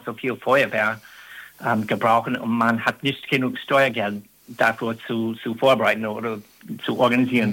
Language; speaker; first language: German; non-native, fluent; English